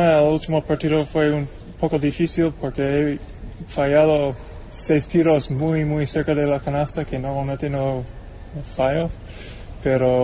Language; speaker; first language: Spanish; non-native, fluent; English